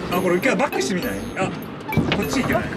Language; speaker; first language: Japanese; native; Japanese